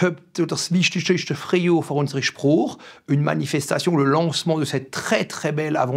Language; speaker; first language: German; non-native, local second language; French